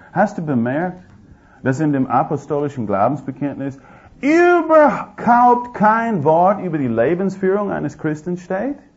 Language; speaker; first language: German; non-native, fluent; English